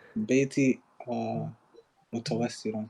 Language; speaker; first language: Arabic; non-native, learner; English